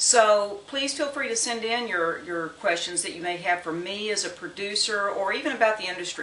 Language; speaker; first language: English; native; English